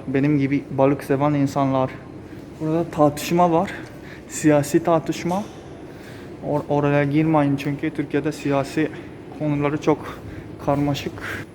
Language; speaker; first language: Turkish; non-native, fluent; Japanese